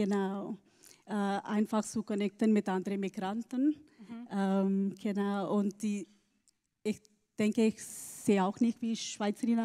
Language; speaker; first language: German; non-native, learner; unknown